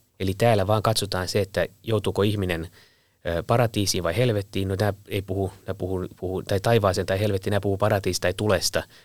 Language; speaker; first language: Finnish; native; Finnish